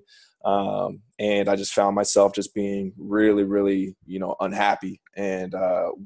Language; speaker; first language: English; native; English